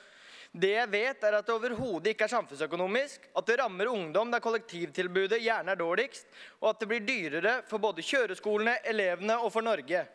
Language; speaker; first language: Norwegian; native; Norwegian